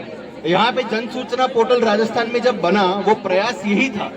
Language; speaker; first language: Hindi; native; Hindi